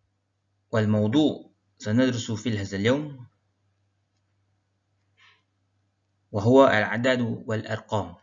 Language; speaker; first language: Arabic; non-native, fluent; Malay